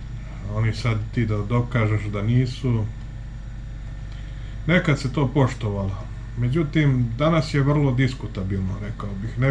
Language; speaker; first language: Serbian; native; Serbian